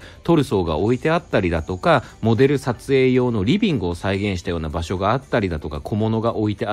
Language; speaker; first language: Japanese; native; Japanese